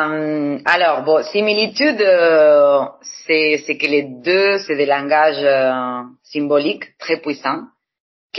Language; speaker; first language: French; non-native, fluent; Spanish